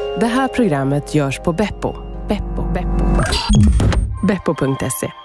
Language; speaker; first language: Swedish; native; Swedish